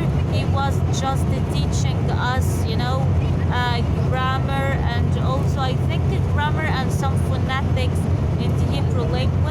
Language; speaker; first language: English; non-native, learner; Arabic